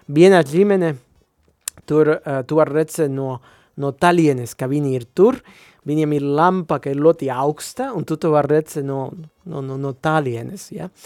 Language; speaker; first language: Latvian; non-native, fluent; Spanish